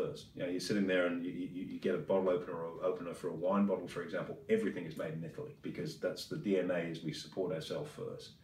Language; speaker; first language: English; native; English